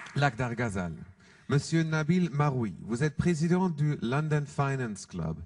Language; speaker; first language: French; non-native, fluent; German